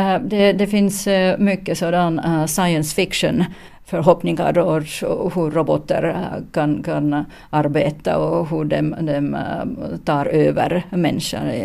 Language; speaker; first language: Swedish; non-native, learner; Finnish